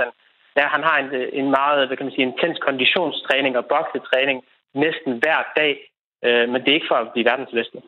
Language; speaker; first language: Danish; native; Danish